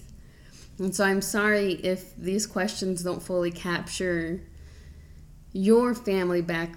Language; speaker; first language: English; native; English